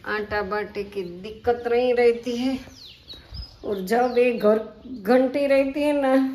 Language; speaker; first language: Hindi; non-native, local second language; Gujarati